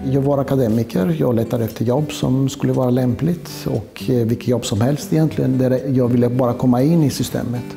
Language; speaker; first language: Swedish; non-native, fluent; Greek